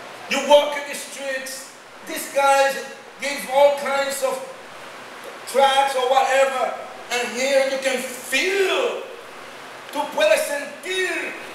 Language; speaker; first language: English; non-native, fluent; Spanish